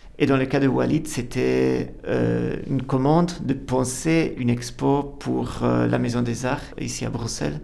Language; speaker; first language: French; non-native, fluent; Italian